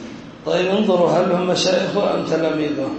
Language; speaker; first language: Arabic; native; Arabic